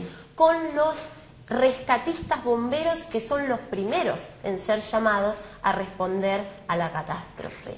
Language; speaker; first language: Spanish; native; Spanish